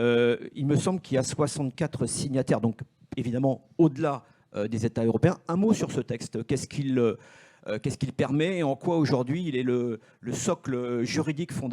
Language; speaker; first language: French; native; French